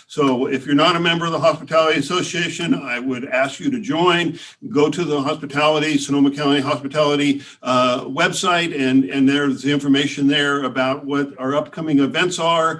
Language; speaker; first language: English; native; English